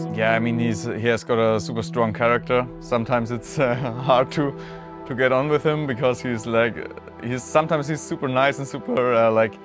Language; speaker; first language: English; non-native, fluent; German